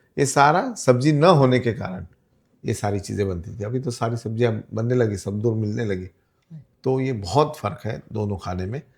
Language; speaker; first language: Hindi; non-native, local second language; Marathi